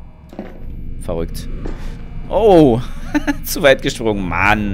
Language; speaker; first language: German; native; German